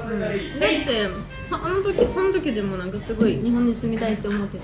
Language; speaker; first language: Japanese; non-native, fluent; Russian